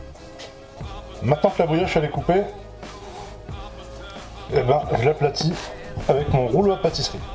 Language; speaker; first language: French; native; French